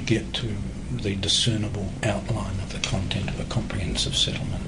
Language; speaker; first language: English; native; English